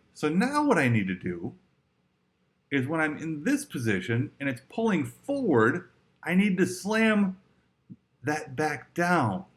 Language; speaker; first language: English; native; English